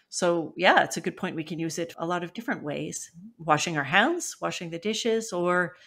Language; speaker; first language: English; native; English